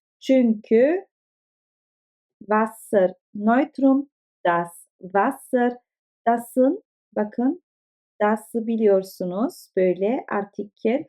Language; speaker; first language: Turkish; early bilingual, heritage; Turkish